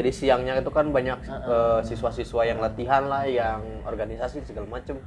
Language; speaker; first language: Indonesian; native; Indonesian